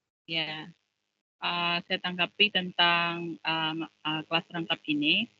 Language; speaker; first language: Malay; non-native, local second language; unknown